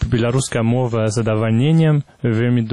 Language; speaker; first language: Belarusian; non-native, fluent; French